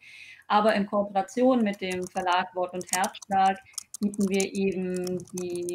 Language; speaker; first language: German; native; German